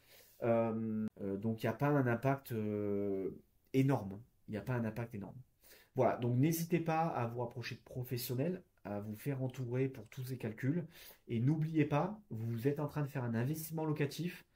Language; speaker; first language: French; native; French